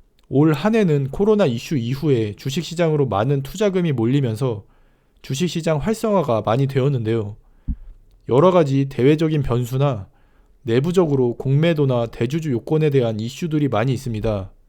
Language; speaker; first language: Korean; native; Korean